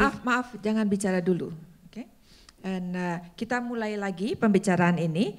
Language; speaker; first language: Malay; non-native, learner; English